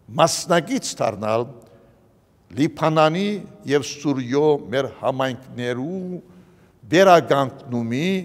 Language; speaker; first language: Armenian; early bilingual, heritage; Armenian